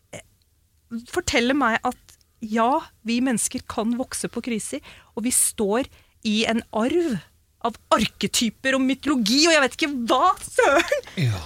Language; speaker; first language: Norwegian; early bilingual, other home language; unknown